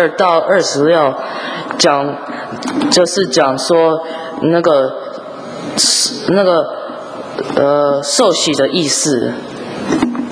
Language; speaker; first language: Chinese; early bilingual, heritage; English